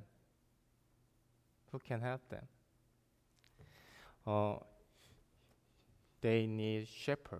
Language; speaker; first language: English; non-native, learner; Korean